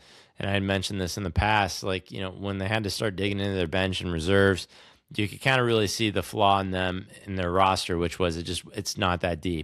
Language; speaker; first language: English; native; English